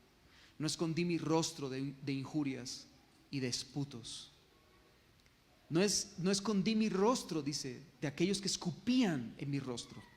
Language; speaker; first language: Spanish; native; Spanish